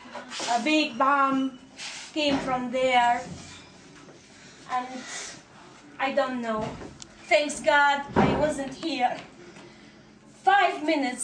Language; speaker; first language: English; non-native, learner; Arabic